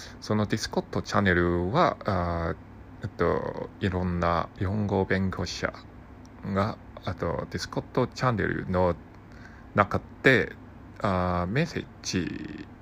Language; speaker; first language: Japanese; non-native, learner; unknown